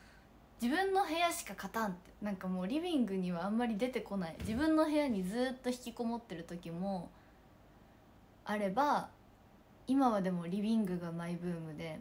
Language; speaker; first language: Japanese; native; Japanese